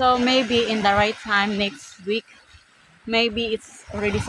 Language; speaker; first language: English; non-native, learner; Filipino